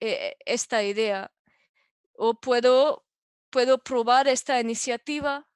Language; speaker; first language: Spanish; non-native, fluent; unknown